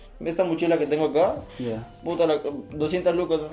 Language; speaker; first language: Spanish; native; Spanish